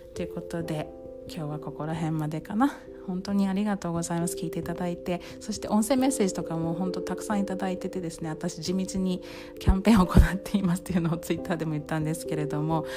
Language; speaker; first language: Japanese; native; Japanese